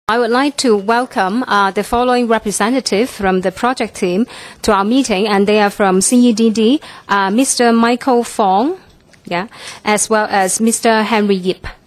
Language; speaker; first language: English; non-native, local second language; Cantonese